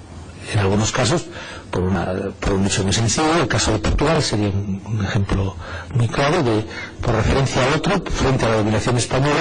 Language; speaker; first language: Spanish; native; Spanish